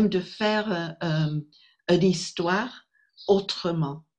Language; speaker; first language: French; non-native, fluent; English